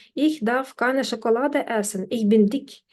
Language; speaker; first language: German; non-native, fluent; Ukrainian